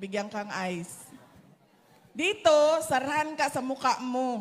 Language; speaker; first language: Filipino; non-native, local second language; Cebuano